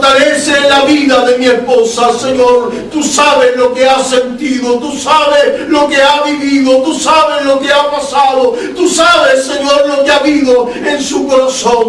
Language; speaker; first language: Spanish; native; Spanish